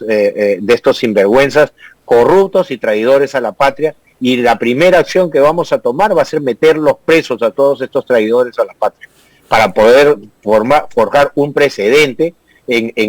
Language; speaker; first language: Spanish; native; Spanish